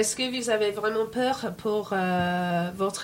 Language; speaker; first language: French; non-native, fluent; English